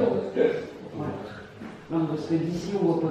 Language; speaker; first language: French; native; French